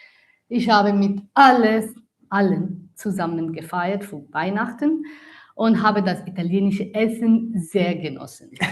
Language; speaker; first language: German; non-native, learner; Italian